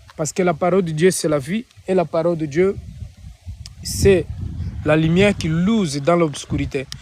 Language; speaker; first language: French; non-native, fluent; Portuguese